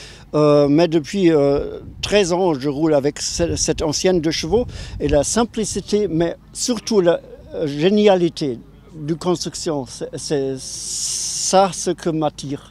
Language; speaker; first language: French; non-native, fluent; German